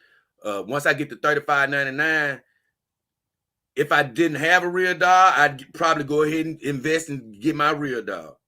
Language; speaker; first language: English; native; English